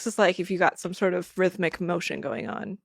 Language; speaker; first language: English; native; English